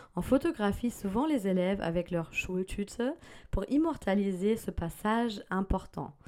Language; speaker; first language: French; non-native, fluent; German